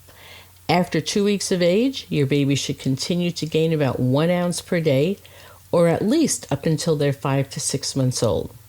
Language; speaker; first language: English; native; English